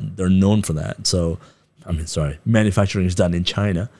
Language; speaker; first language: English; non-native, local second language; Tibetan